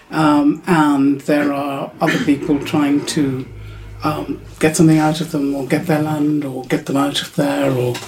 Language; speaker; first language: English; non-native, local second language; Urdu